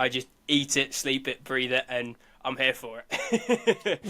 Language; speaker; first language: English; native; English